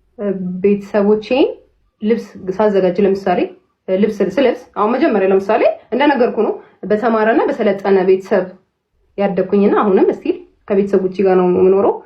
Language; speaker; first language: Amharic; native; Amharic